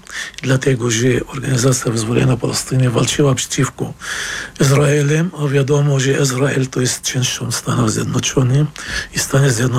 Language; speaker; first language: Polish; non-native, fluent; Arabic